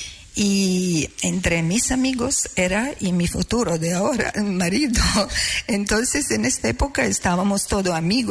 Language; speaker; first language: Spanish; non-native, fluent; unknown